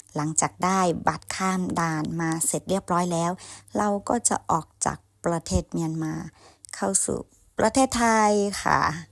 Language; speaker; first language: Thai; non-native, local second language; Khün